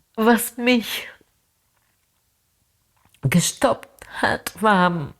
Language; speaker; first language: German; non-native, fluent; Spanish